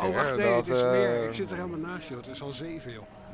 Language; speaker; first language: Dutch; native; Dutch